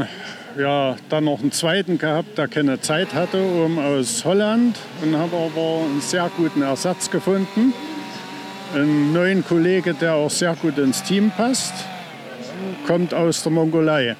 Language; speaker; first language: German; native; German